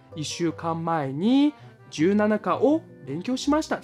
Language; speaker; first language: Japanese; non-native, fluent; Chinese